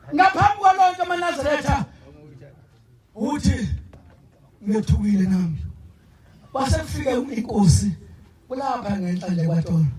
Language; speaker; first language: Zulu; non-native, local second language; Xhosa